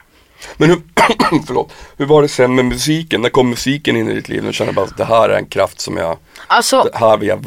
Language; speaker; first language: Swedish; native; Swedish